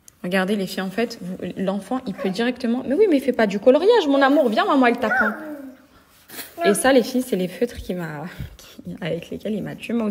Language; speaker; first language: French; native; French